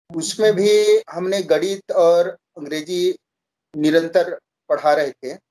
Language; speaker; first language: Hindi; native; Hindi